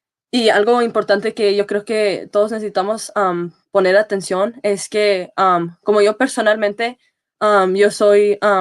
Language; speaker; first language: Spanish; early bilingual, heritage; Spanish